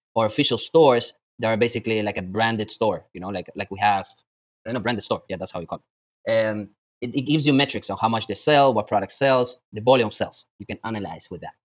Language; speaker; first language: English; non-native, fluent; Latvian